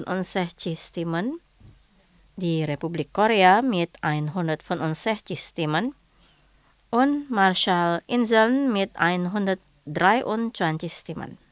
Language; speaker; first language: German; non-native, fluent; Indonesian